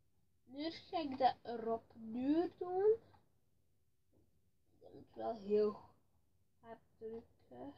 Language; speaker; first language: Dutch; early bilingual, other home language; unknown